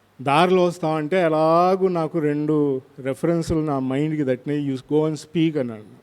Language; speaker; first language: Telugu; non-native, local second language; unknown